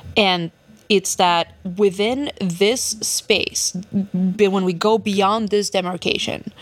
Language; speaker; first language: English; early bilingual, other home language; Russian